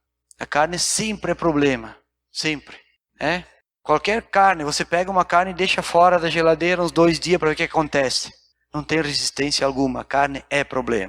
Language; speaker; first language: Portuguese; native; Portuguese